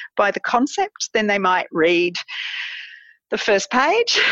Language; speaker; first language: English; native; English